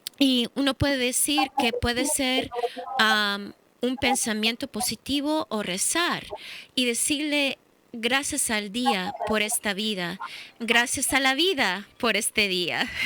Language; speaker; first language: Spanish; early bilingual, heritage; English